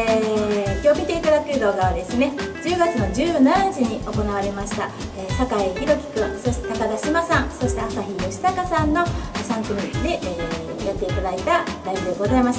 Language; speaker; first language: Japanese; native; Japanese